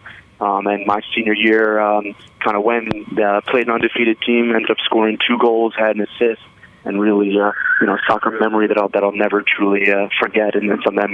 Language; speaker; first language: English; native; English